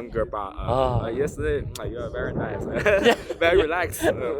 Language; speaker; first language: English; non-native, learner; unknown